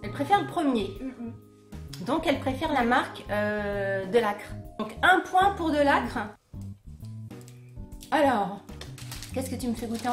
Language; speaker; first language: French; native; French